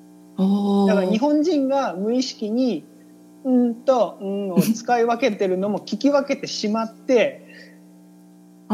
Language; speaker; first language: Japanese; native; Japanese